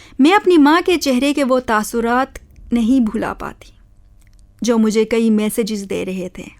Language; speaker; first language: Urdu; non-native, local second language; Khowar